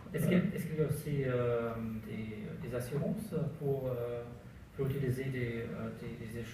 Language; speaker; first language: French; non-native, learner; German